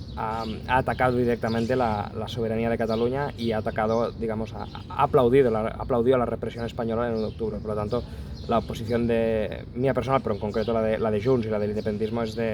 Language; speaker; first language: Spanish; non-native, local second language; Catalan